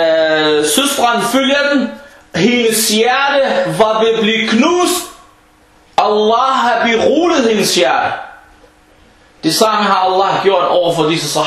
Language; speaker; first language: Danish; non-native, fluent; Arabic